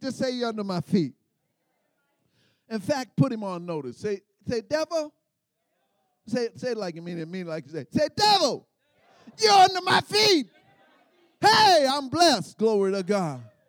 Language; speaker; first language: English; native; English